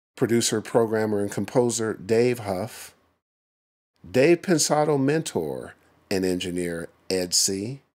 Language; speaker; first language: English; native; English